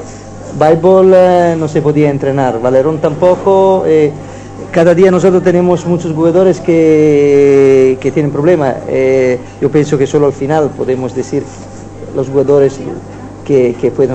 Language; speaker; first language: Spanish; non-native, fluent; Italian